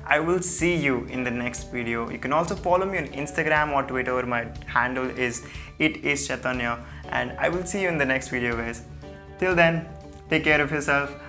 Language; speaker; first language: English; non-native, local second language; Hindi